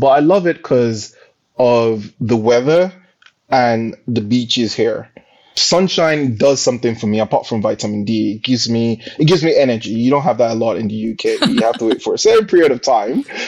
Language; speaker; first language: English; non-native, local second language; Yoruba